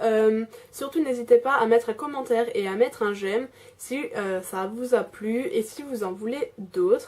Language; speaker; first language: French; native; French